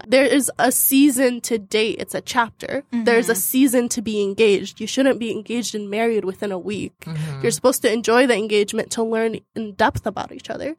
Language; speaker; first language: English; early bilingual, heritage; Arabic